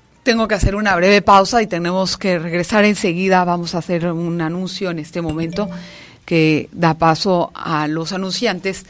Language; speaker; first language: Spanish; native; Spanish